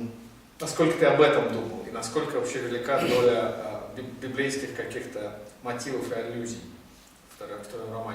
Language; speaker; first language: Russian; native; Russian